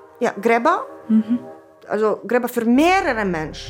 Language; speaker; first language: German; non-native, fluent; Ukrainian